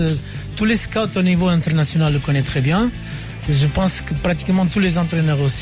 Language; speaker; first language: French; non-native, fluent; Portuguese